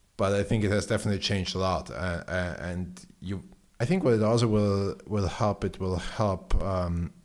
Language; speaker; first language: English; non-native, fluent; German